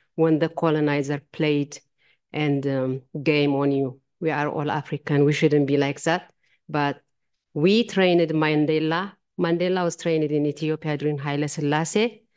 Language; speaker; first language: English; non-native, learner; Amharic